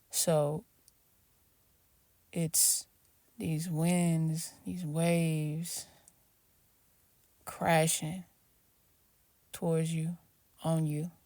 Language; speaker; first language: English; native; English